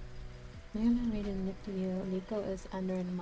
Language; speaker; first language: German; non-native, learner; English